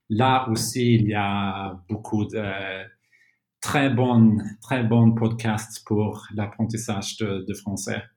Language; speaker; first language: French; non-native, fluent; Swedish